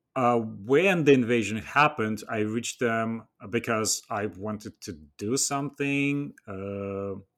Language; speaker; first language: English; non-native, fluent; Russian